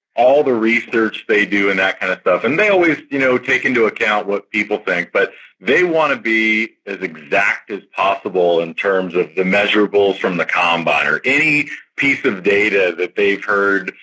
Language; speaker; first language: English; native; English